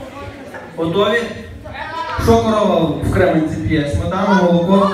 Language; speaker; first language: Ukrainian; native; Ukrainian